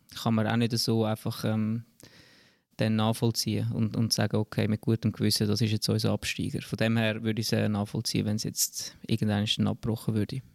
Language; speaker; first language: German; native; German